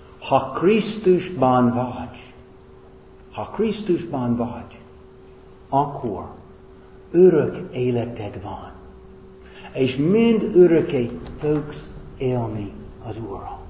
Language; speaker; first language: Hungarian; non-native, fluent; English